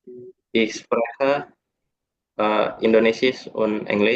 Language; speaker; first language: German; non-native, learner; Indonesian